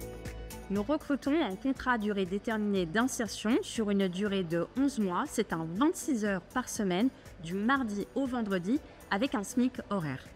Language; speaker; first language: French; native; French